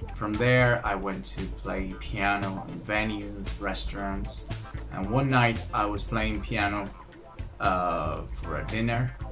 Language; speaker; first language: English; non-native, fluent; Italian